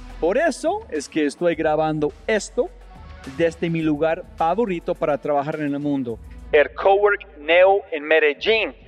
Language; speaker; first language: Spanish; non-native, fluent; English